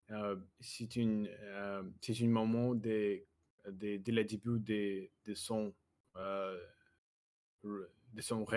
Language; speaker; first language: French; non-native, learner; Russian